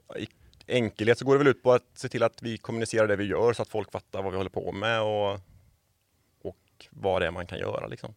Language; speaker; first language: Swedish; native; Swedish